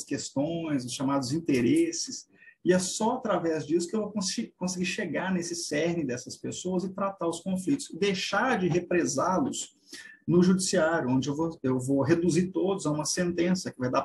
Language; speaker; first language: Portuguese; native; Portuguese